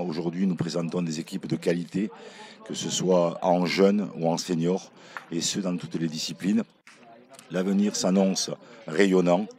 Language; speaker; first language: French; native; French